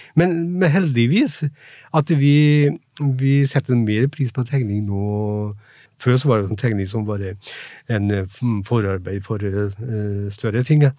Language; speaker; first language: Norwegian; non-native, fluent; Punjabi